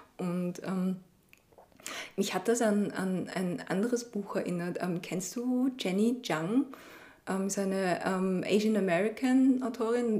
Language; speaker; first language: German; early bilingual, other home language; Chinese